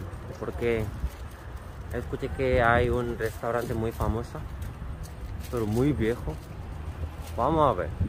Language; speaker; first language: Spanish; non-native, fluent; Korean